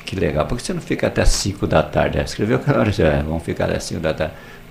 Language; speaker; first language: Portuguese; native; Portuguese